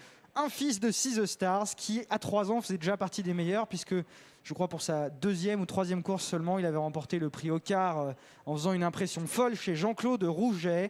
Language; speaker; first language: French; native; French